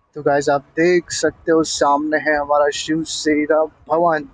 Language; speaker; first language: Hindi; non-native, local second language; Marathi